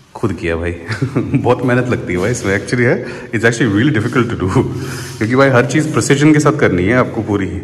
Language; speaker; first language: Hindi; native; Hindi